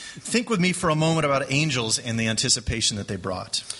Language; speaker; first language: English; native; English